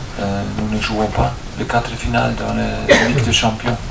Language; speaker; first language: French; non-native, fluent; German